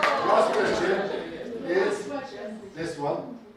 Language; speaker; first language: English; non-native, fluent; Turkish